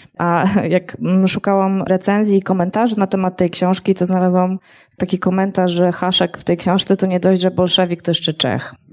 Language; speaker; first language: Polish; native; Polish